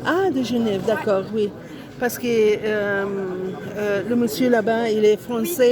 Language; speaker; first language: French; non-native, learner; Italian